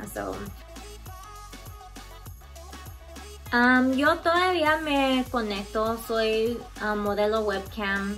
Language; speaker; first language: Spanish; early bilingual, heritage; Spanish